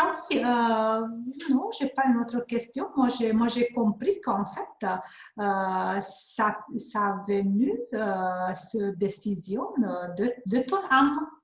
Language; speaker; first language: French; non-native, learner; Hungarian